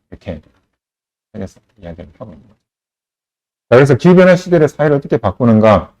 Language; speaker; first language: Korean; native; Korean